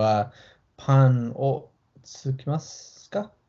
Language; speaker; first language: Japanese; non-native, learner; English